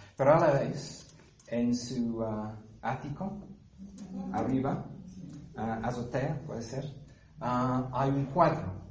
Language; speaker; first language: Spanish; non-native, fluent; English